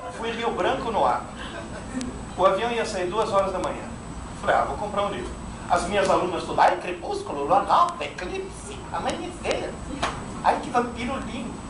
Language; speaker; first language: Portuguese; non-native, fluent; Italian